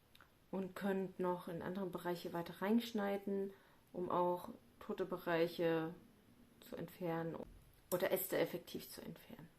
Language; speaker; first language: German; native; German